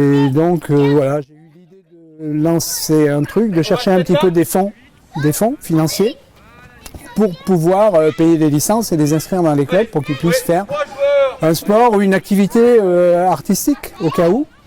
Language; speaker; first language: French; native; French